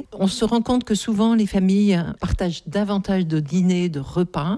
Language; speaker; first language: French; native; French